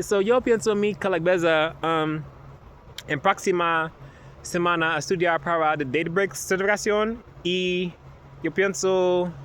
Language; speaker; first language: Spanish; non-native, learner; English